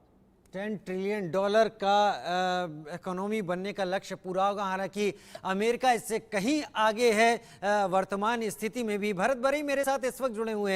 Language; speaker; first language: Hindi; native; Hindi